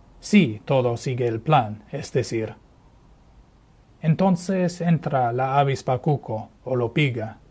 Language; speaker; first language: Spanish; non-native, fluent; English